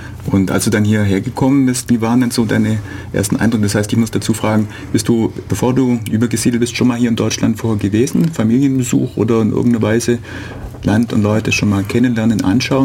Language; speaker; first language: German; native; German